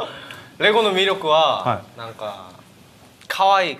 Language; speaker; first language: Japanese; non-native, learner; Korean